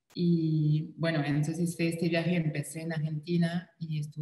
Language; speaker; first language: Spanish; non-native, fluent; French